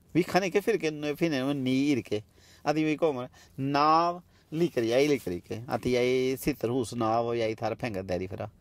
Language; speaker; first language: Norwegian; non-native, learner; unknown